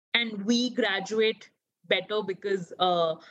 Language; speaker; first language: English; non-native, local second language; Hindi